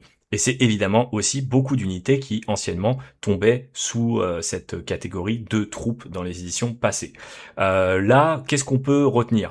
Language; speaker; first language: French; native; French